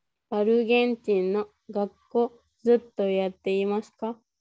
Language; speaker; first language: Japanese; non-native, learner; Indonesian